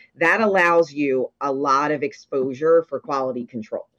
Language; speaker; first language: English; native; English